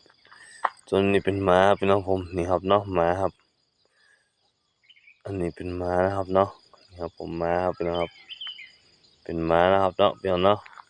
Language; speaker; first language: Thai; non-native, local second language; Northeastern Thai